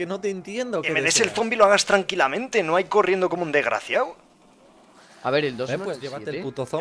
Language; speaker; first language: Spanish; native; Spanish